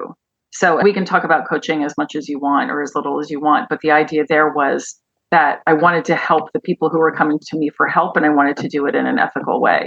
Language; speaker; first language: English; native; English